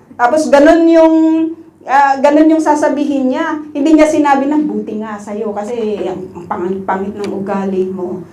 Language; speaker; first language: Filipino; non-native, local second language; Iloko